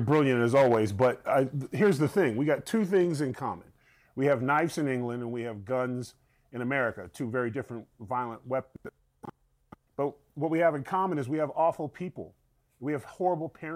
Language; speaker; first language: English; native; English